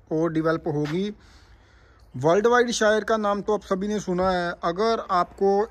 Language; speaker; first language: Hindi; non-native, local second language; Punjabi